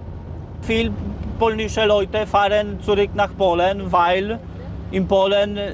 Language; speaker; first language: German; non-native, learner; Polish